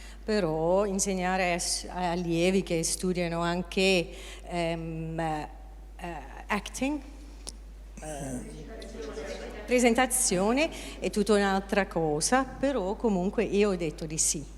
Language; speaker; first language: Italian; non-native, fluent; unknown